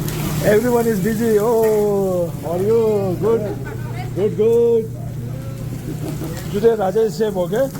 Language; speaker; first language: English; non-native, learner; Tibetan